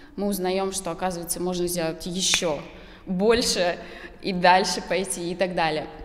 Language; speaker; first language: Russian; native; Russian